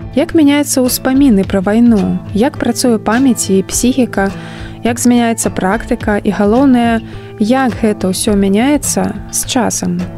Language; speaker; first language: Belarusian; native; Belarusian